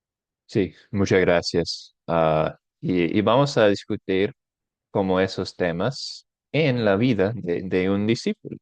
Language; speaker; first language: Spanish; non-native, fluent; English